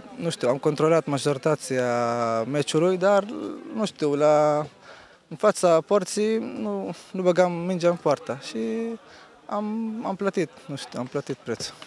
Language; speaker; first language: Romanian; non-native, fluent; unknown